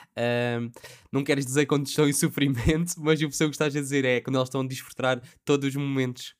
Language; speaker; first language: Portuguese; native; Portuguese